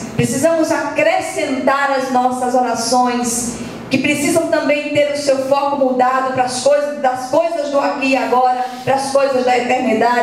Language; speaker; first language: Portuguese; native; Portuguese